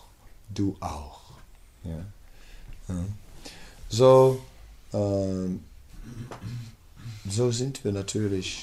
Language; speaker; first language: German; non-native, fluent; Dutch